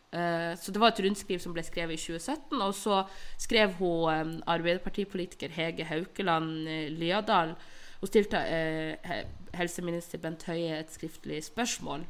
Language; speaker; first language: Norwegian; early bilingual, other home language; Somali